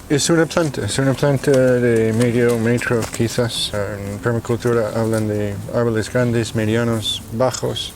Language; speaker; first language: Spanish; non-native, fluent; English